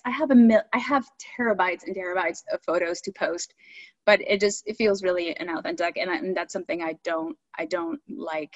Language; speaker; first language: English; early bilingual, other home language; Spanish